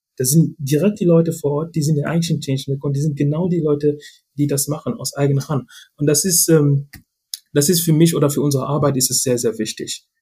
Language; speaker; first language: German; non-native, fluent; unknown